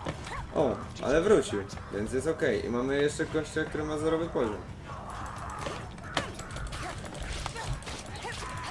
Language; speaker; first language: Polish; native; Polish